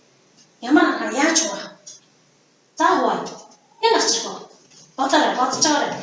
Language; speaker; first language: Mongolian; native; Mongolian